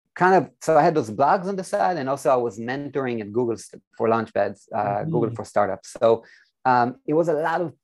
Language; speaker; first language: English; non-native, fluent; Hebrew